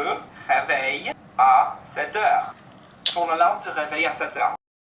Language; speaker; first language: French; non-native, fluent; English